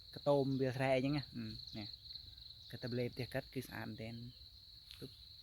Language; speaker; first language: Khmer; native; Khmer